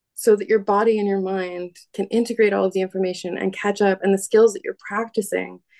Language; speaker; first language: English; native; English